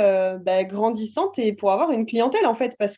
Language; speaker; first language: French; native; French